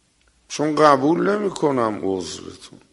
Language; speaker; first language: Persian; native; Persian